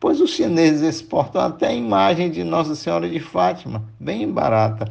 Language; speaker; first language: Portuguese; native; Portuguese